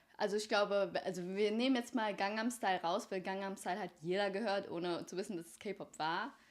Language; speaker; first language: German; early bilingual, other home language; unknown